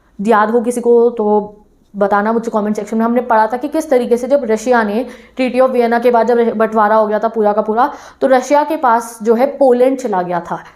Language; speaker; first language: Hindi; native; Hindi